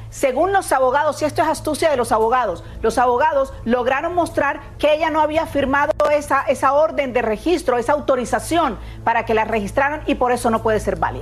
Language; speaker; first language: Spanish; native; Spanish